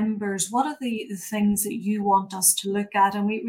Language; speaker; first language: English; native; English